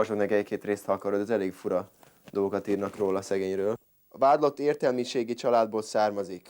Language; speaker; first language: Hungarian; native; Hungarian